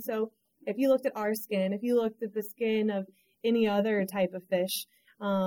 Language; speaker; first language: English; native; English